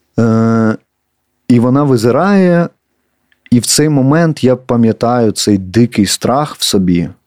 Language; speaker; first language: Ukrainian; native; Ukrainian